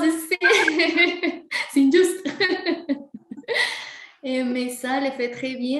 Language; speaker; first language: French; non-native, fluent; Spanish